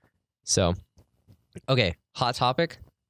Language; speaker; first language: English; native; English